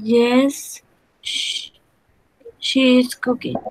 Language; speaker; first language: English; non-native, learner; Spanish